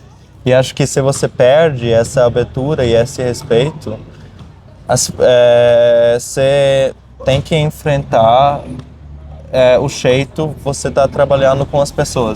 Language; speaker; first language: Portuguese; non-native, fluent; German